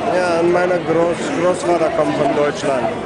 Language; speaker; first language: German; non-native, learner; English